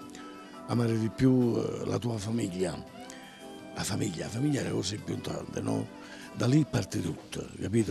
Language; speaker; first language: Italian; native; Italian